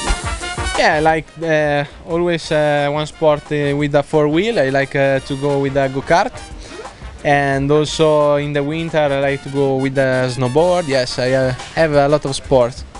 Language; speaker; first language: English; non-native, learner; Italian